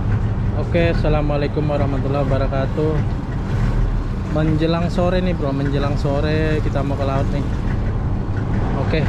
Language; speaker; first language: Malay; non-native, local second language; Banjar